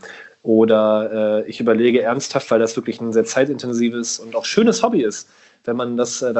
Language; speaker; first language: German; native; German